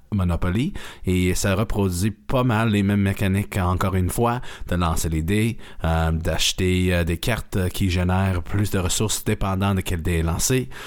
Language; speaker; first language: French; native; French